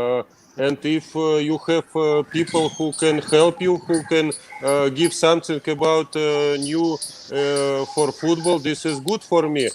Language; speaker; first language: English; non-native, learner; Russian